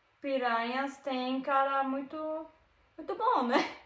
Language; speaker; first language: Portuguese; non-native, learner; German